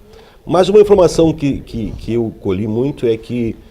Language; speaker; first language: Portuguese; native; Portuguese